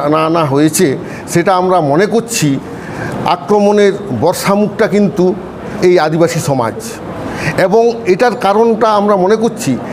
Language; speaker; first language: Bangla; non-native, local second language; Santali